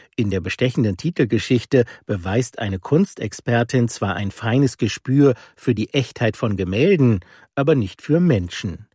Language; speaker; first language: German; native; German